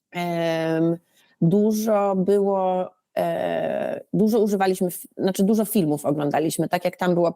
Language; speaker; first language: Polish; early bilingual, other home language; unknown